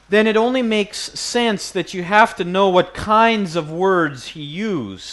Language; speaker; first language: English; native; English